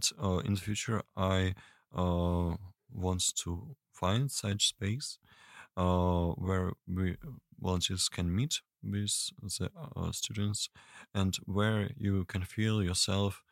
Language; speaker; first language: English; non-native, learner; Russian